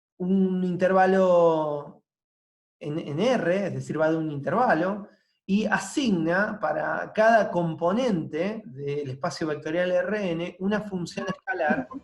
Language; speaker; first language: Spanish; native; Spanish